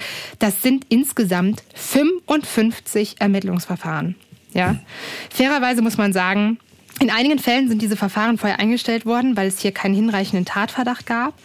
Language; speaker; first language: German; native; German